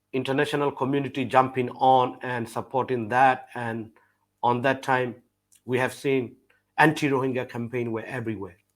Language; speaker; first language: English; non-native, fluent; Burmese